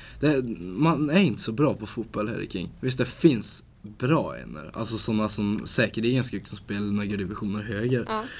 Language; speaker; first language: Swedish; native; Swedish